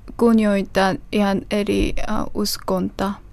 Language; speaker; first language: Finnish; non-native, learner; Korean